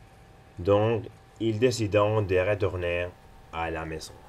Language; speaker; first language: French; non-native, learner; Spanish